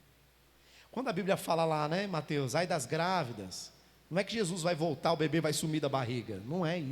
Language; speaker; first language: Portuguese; native; Portuguese